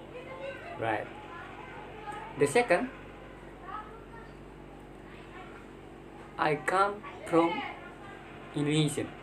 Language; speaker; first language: English; non-native, learner; Indonesian